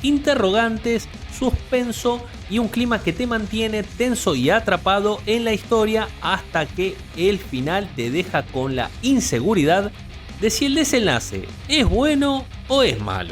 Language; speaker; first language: Spanish; native; Spanish